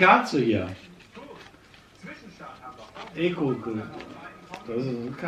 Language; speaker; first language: German; native; German